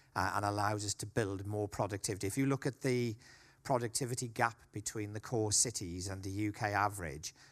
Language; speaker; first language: English; native; English